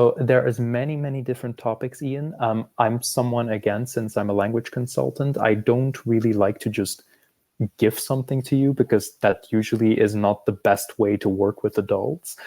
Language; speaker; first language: English; non-native, fluent; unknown